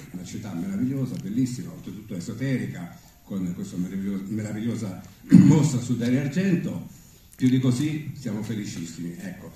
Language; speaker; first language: Italian; early bilingual, heritage; Italian